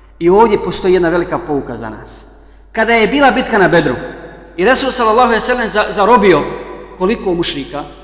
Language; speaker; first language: Bosnian; native; Bosnian